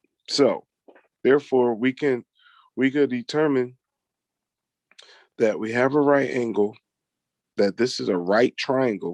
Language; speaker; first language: English; native; English